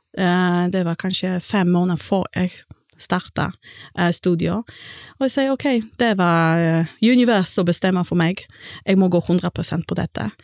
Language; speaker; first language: Norwegian; non-native, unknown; Polish